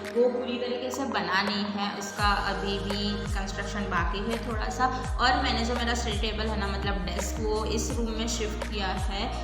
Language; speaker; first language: Hindi; non-native, local second language; Marathi